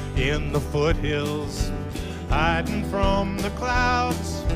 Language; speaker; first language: English; native; English